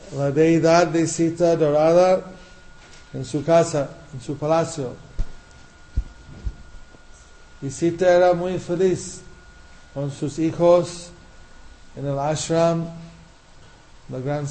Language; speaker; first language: Spanish; non-native, fluent; English